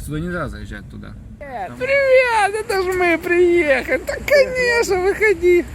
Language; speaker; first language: Russian; native; Russian